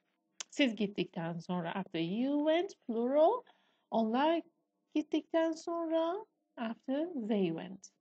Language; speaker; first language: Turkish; non-native, fluent; Persian